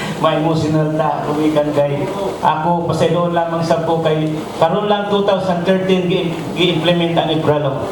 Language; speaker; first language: Cebuano; non-native, local second language; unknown